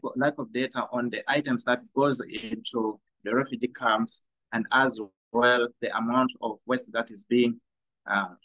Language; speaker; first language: English; non-native, fluent; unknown